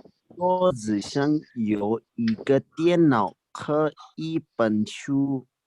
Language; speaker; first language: Chinese; non-native, fluent; Urdu